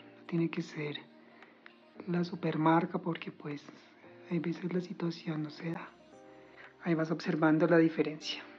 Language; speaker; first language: Spanish; native; Spanish